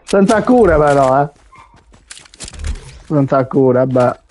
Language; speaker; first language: Italian; native; Italian